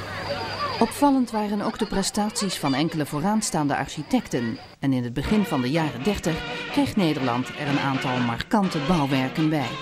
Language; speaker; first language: Dutch; native; Dutch